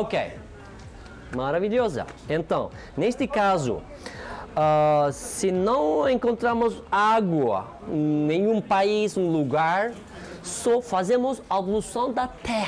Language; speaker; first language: Portuguese; non-native, learner; Turkish